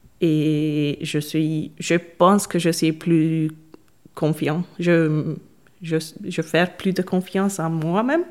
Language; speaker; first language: French; non-native, learner; Hungarian